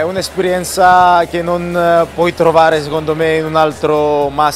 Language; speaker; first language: Italian; non-native, fluent; Greek